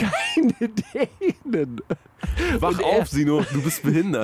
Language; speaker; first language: German; native; German